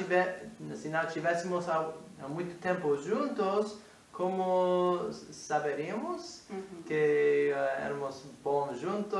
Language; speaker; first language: Portuguese; non-native, fluent; English